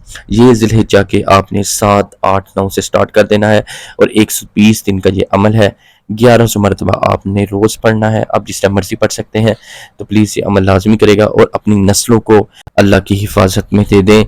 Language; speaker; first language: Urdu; non-native, local second language; Punjabi